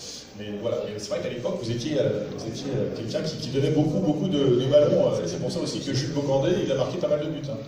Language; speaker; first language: French; native; French